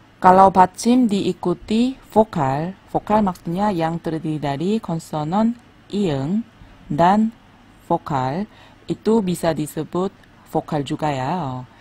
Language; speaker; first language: Indonesian; non-native, fluent; Korean